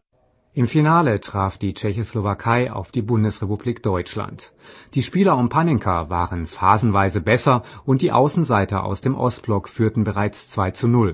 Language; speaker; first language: German; native; German